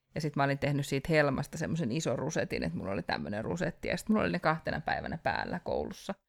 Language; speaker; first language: Finnish; native; Finnish